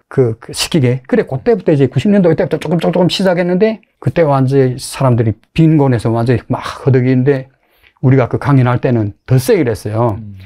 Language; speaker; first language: Korean; native; Korean